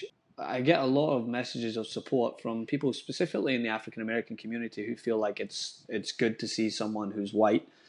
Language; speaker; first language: English; native; English